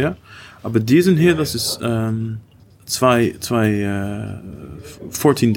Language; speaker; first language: German; non-native, learner; Dutch